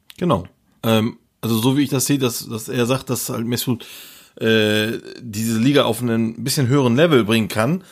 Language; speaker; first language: German; early bilingual, other home language; Turkish